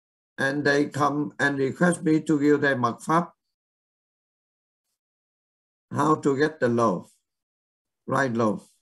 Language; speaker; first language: English; non-native, learner; Vietnamese